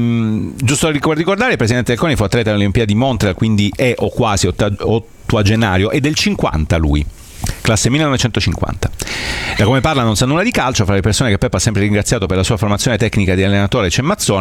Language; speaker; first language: Italian; native; Italian